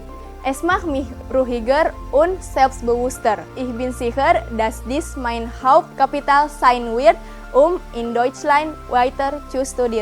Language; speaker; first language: German; non-native, learner; Indonesian